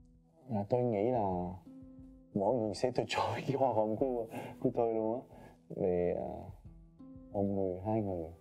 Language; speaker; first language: Vietnamese; early bilingual, heritage; French